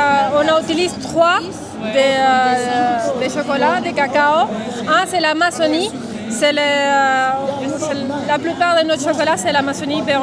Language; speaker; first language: French; non-native, fluent; Spanish